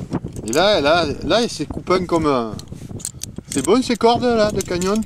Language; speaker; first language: French; native; French